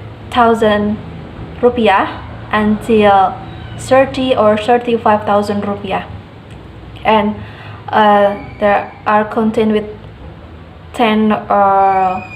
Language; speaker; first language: English; non-native, learner; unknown